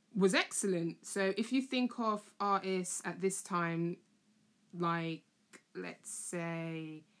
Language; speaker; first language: English; native; English